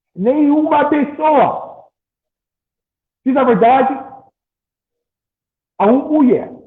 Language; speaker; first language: Portuguese; non-native, learner; English